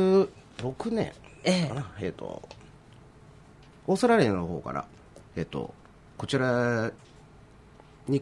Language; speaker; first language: Japanese; native; Japanese